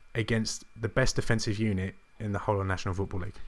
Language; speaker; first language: English; native; English